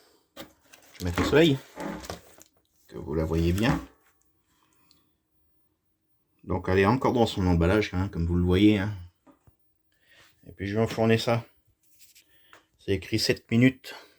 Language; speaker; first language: French; native; French